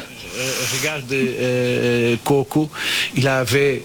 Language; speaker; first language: French; non-native, fluent; Portuguese